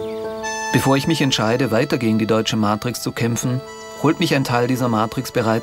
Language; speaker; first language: German; native; German